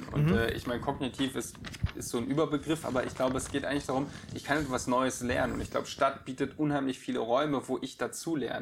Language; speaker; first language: German; native; German